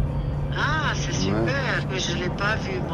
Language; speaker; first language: French; non-native, local second language; Arabic